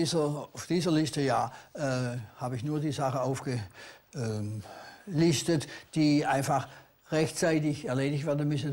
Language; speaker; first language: German; native; German